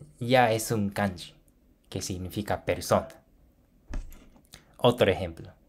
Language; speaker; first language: Spanish; non-native, fluent; Japanese